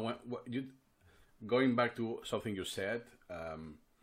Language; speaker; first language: English; non-native, fluent; Spanish